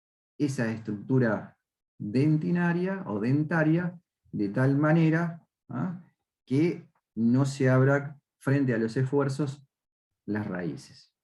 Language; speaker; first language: Spanish; native; Spanish